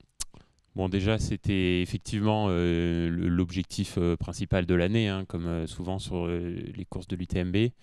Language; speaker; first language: French; native; French